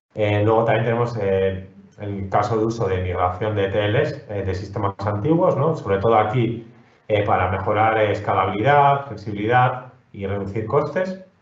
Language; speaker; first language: Spanish; native; Spanish